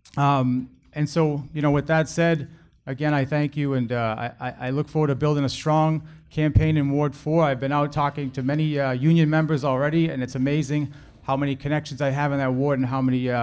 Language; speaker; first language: English; native; English